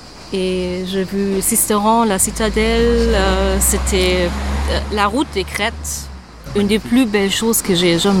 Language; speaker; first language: French; non-native, fluent; German